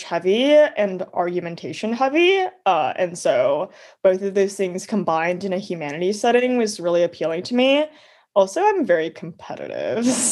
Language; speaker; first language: English; native; English